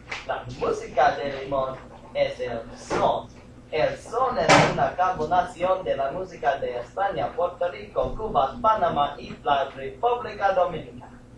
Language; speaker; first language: Spanish; non-native, learner; English